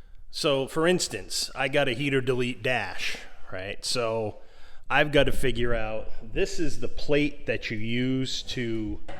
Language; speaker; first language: English; native; English